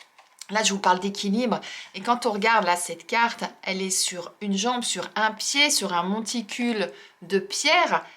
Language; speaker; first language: French; native; French